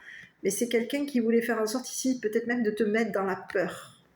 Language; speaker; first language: French; native; French